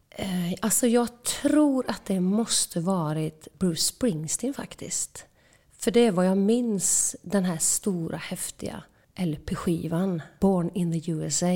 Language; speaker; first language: Swedish; native; Swedish